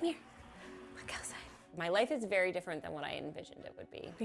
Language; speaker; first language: English; native; English